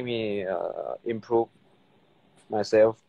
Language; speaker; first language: English; non-native, learner; Thai